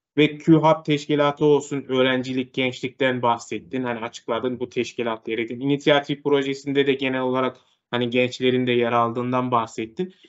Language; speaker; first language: Turkish; native; Turkish